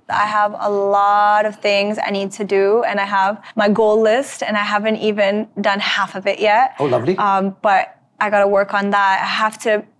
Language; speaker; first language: English; native; English